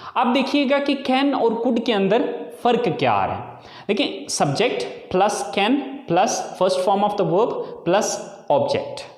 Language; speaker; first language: Urdu; native; Urdu